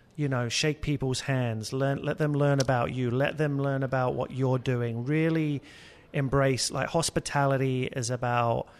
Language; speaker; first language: English; native; English